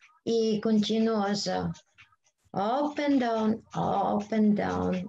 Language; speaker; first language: English; non-native, learner; Bulgarian